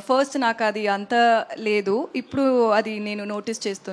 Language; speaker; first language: Telugu; non-native, learner; Tamil